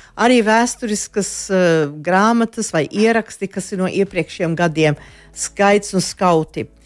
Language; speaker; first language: Latvian; early bilingual, heritage; Latvian